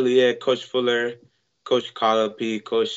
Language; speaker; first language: English; non-native, fluent; Spanish